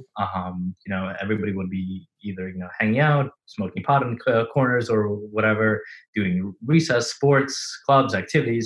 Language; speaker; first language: English; non-native, fluent; Russian